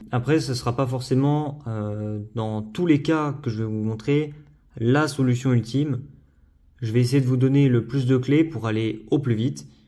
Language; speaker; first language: French; native; French